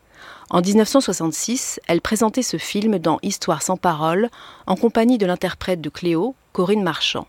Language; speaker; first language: French; native; French